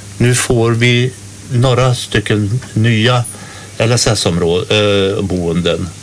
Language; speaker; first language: Swedish; native; Swedish